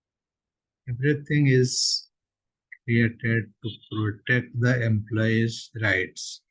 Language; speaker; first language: English; non-native, local second language; Odia